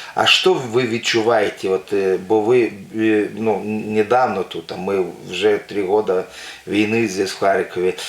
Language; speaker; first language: Ukrainian; non-native, local second language; Russian